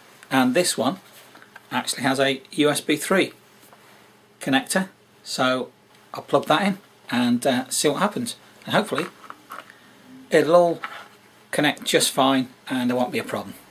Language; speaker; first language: English; native; English